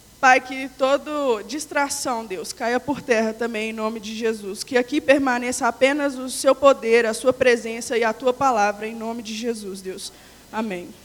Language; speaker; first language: Portuguese; native; Portuguese